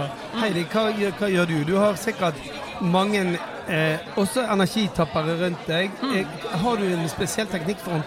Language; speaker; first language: Norwegian; native; Norwegian